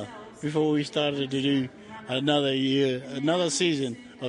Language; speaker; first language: English; native; English